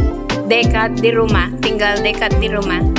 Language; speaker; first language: Indonesian; non-native, learner; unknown